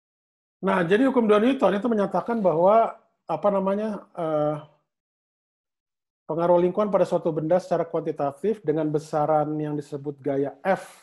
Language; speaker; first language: Indonesian; native; Indonesian